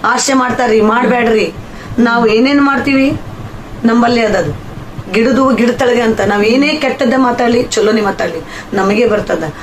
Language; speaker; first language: Kannada; native; Kannada